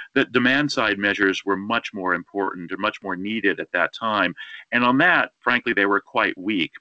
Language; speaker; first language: English; native; English